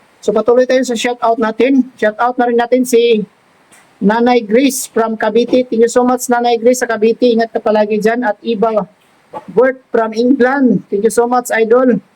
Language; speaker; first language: Filipino; non-native, local second language; Cebuano